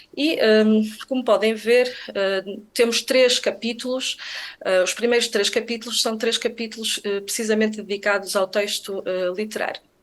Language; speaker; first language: Portuguese; native; Portuguese